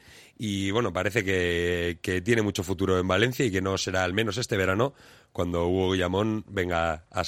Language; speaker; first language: Spanish; native; Spanish